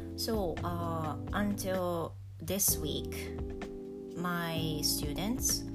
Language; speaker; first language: English; non-native, fluent; Japanese